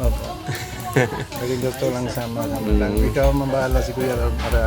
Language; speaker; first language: Filipino; non-native, learner; Punjabi